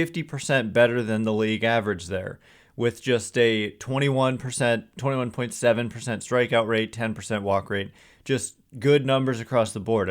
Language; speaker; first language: English; native; English